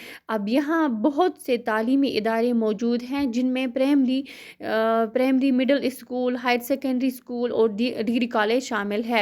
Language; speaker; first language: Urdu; non-native, local second language; Kashmiri